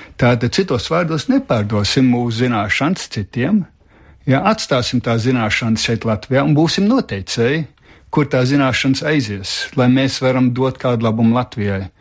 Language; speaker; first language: Latvian; early bilingual, heritage; Latvian